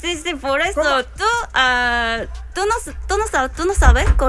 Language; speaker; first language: Spanish; non-native, learner; Korean